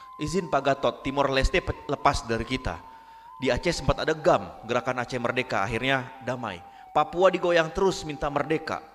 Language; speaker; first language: Indonesian; non-native, local second language; Minangkabau